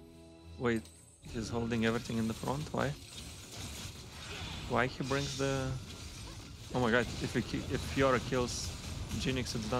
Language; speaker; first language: English; non-native, fluent; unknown